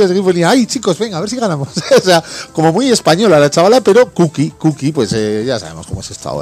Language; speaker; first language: Spanish; native; Spanish